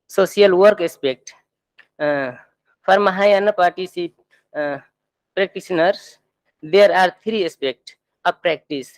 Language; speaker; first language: English; non-native, fluent; Thai